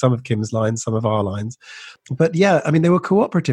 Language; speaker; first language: English; native; English